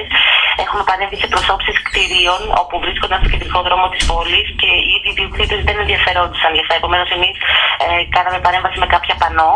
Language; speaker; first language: Greek; native; Greek